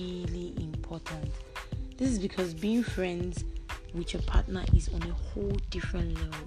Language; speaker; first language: English; non-native, local second language; Igbo